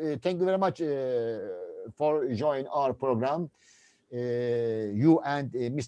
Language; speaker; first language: English; non-native, learner; Turkish